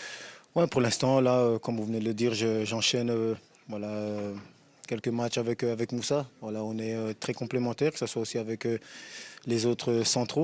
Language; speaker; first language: French; native; French